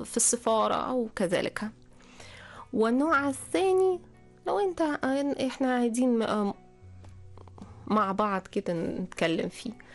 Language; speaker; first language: Arabic; non-native, fluent; Russian